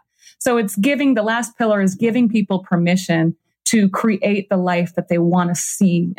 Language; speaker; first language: English; native; English